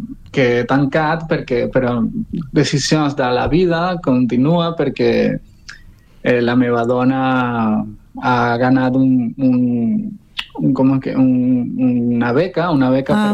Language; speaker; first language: Catalan; non-native, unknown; Spanish